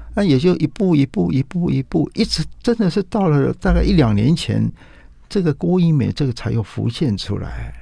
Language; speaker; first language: Chinese; native; Chinese